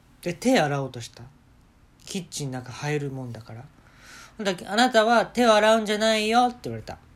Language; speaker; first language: Japanese; native; Japanese